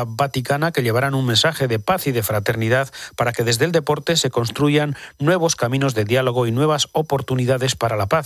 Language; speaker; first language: Spanish; native; Spanish